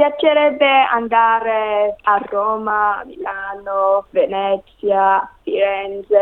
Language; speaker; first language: Italian; non-native, learner; English